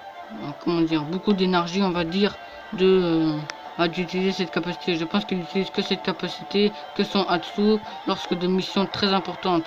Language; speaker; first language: French; native; French